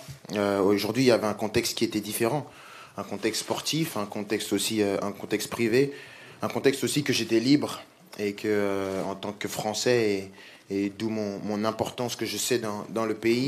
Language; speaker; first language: French; native; French